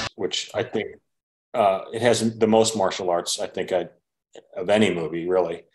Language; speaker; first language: English; native; English